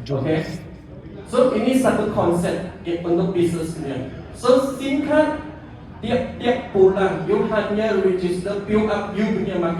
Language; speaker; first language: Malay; non-native, local second language; Chinese